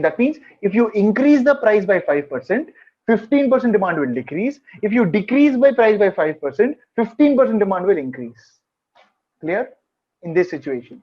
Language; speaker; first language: English; non-native, local second language; Hindi